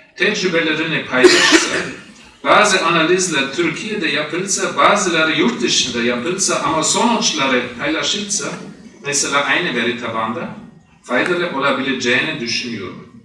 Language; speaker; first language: Turkish; non-native, fluent; German